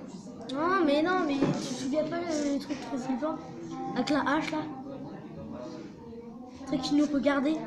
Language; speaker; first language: French; native; French